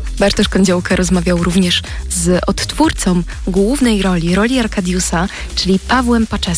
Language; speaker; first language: Polish; native; Polish